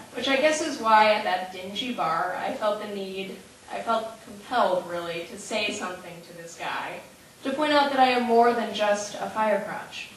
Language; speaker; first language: English; native; English